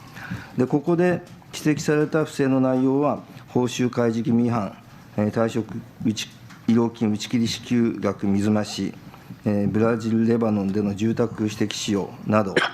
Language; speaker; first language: Japanese; native; Japanese